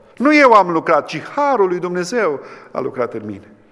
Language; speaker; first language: Romanian; native; Romanian